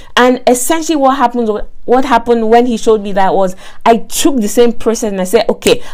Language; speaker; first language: English; non-native, local second language; Yoruba